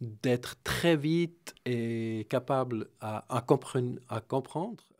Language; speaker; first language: French; non-native, fluent; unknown